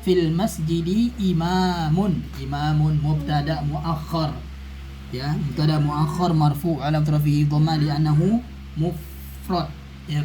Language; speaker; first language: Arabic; non-native, fluent; Indonesian